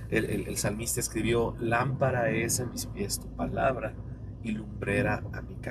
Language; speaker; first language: Spanish; native; Spanish